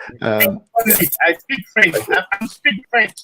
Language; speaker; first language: English; non-native, learner; French